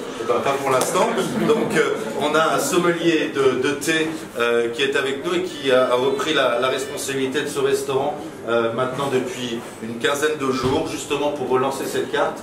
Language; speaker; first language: French; native; French